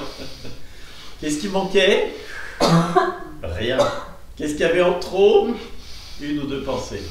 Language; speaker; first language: French; native; French